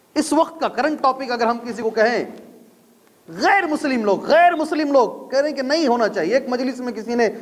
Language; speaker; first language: Urdu; native; Urdu